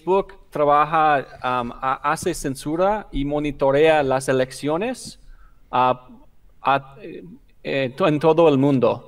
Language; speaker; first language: Spanish; non-native, fluent; English